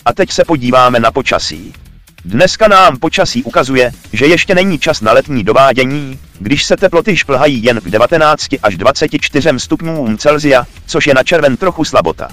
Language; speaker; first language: Czech; native; Czech